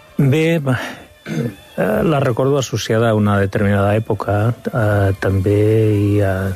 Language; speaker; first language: Catalan; non-native, local second language; Spanish